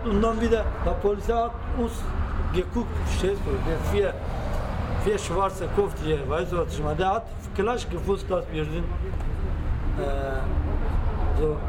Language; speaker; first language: German; non-native, learner; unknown